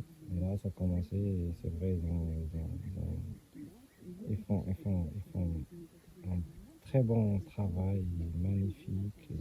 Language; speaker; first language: French; non-native, local second language; Arabic